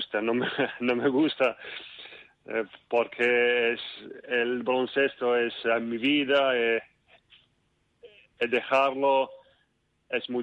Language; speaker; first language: Spanish; non-native, fluent; Italian